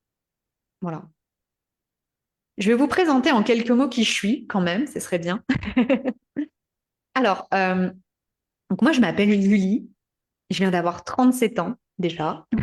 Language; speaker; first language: French; native; French